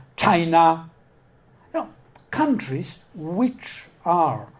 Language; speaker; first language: English; non-native, fluent; Polish